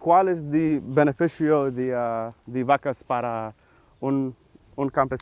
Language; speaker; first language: Spanish; non-native, learner; English